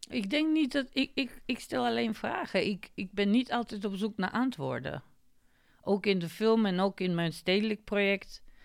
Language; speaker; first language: Dutch; non-native, fluent; Macedonian